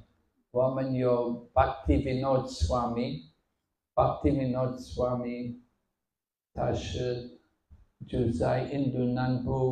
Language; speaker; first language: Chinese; non-native, fluent; English